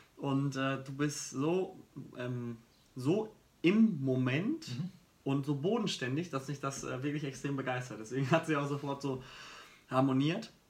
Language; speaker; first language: German; native; German